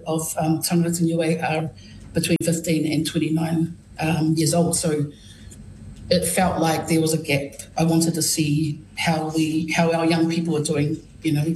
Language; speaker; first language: English; native; English